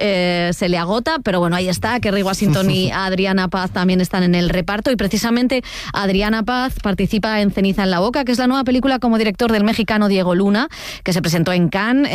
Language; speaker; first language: Spanish; native; Spanish